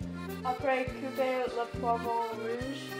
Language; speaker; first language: French; non-native, learner; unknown